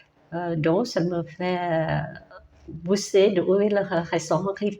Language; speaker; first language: French; non-native, learner; Vietnamese